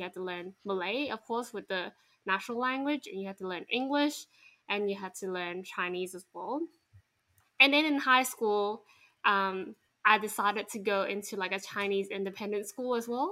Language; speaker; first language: English; non-native, local second language; Chinese